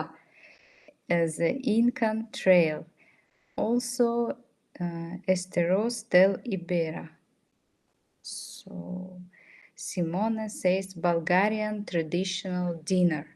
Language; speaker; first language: English; non-native, fluent; Russian